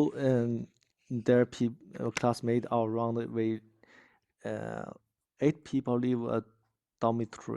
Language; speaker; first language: English; non-native, learner; Chinese